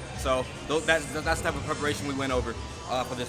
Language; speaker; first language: English; native; English